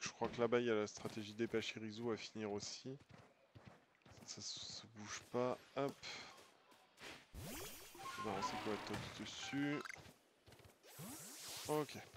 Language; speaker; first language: French; native; French